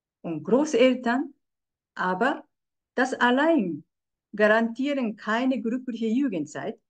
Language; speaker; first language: German; non-native, fluent; Japanese